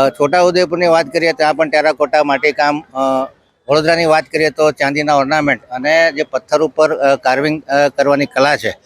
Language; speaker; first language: Gujarati; native; Gujarati